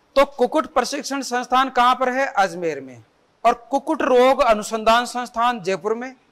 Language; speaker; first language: Hindi; native; Hindi